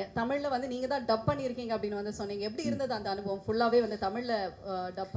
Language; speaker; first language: Tamil; native; Tamil